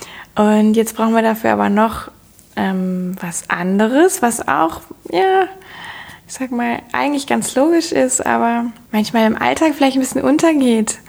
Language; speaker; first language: German; native; German